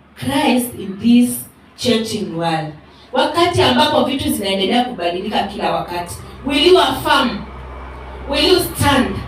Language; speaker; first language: English; non-native, local second language; Swahili